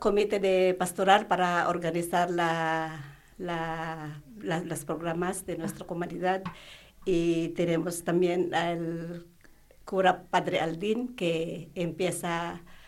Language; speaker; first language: Spanish; non-native, learner; Filipino